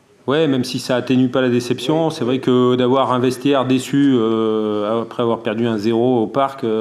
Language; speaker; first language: French; native; French